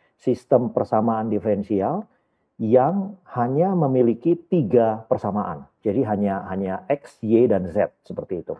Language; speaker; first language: Indonesian; native; Indonesian